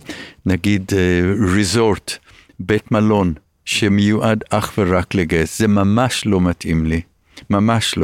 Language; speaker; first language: Hebrew; early bilingual, other home language; English